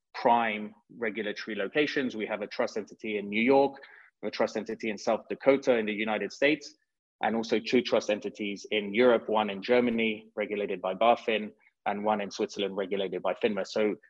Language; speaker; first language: English; non-native, fluent; French